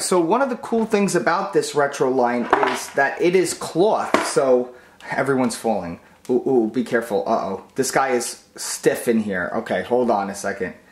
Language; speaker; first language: English; native; English